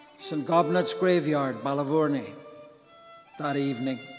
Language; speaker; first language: English; native; English